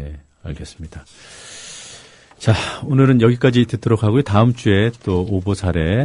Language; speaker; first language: Korean; native; Korean